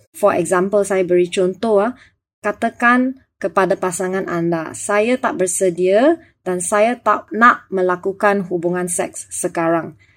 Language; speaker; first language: Malay; non-native, local second language; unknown